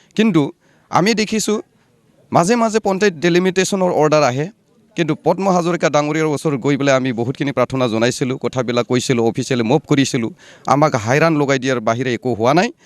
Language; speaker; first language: Assamese; non-native, local second language; Bodo